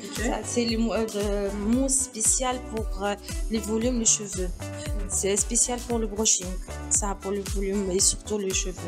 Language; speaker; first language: French; non-native, local second language; Arabic